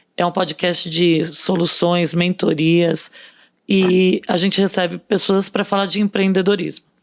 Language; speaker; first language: Portuguese; native; Portuguese